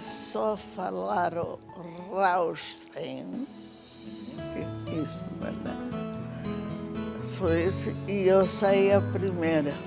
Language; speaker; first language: Portuguese; non-native, fluent; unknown